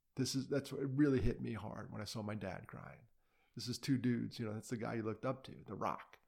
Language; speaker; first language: English; native; English